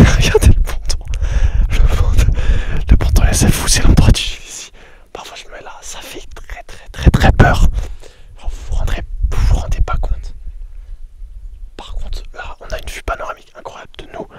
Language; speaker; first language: French; native; French